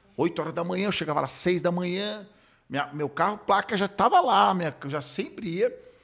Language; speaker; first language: Portuguese; early bilingual, other home language; Hebrew